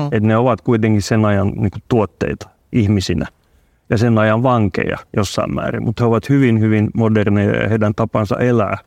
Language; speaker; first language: Finnish; non-native, local second language; Swedish